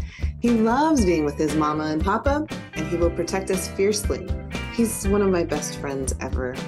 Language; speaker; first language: English; native; English